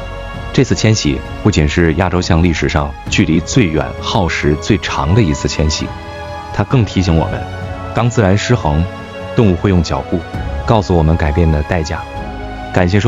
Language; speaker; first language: Chinese; native; Chinese